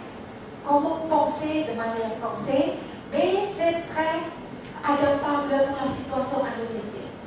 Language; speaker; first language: French; non-native, fluent; Indonesian